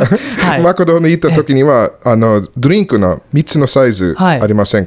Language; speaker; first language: Japanese; non-native, learner; English